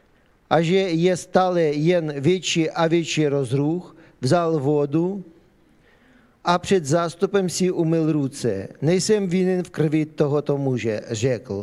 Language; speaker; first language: Czech; non-native, fluent; Ukrainian